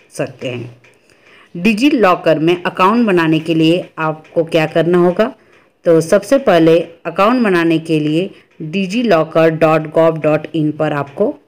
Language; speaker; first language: Hindi; native; Hindi